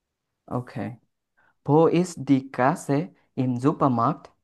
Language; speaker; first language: German; non-native, learner; Bangla